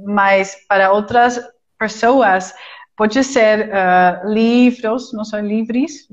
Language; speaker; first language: Portuguese; non-native, fluent; Dutch